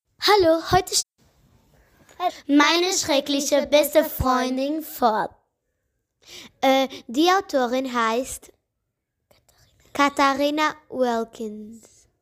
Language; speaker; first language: German; non-native, learner; Portuguese